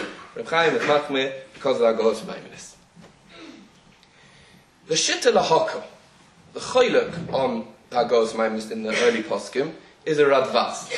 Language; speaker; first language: English; native; English